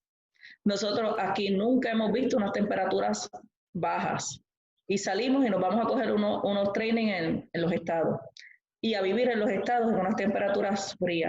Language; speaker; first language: Spanish; native; Spanish